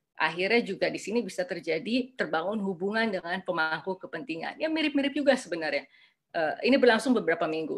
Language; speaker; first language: Indonesian; native; Indonesian